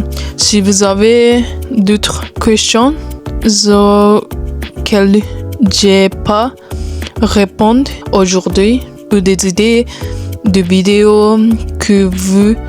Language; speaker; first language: French; non-native, learner; Japanese